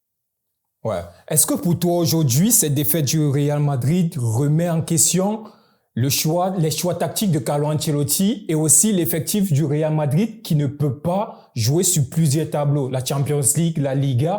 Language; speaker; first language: French; native; French